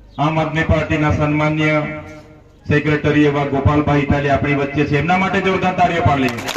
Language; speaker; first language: Gujarati; non-native, local second language; Vasavi